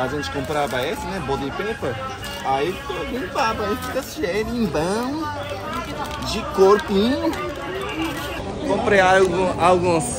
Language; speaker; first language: Portuguese; non-native, fluent; Japanese